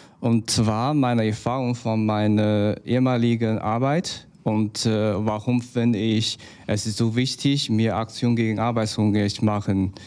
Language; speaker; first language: German; non-native, learner; Chinese